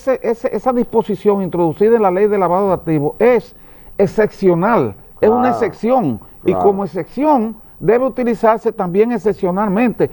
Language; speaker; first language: Spanish; native; Spanish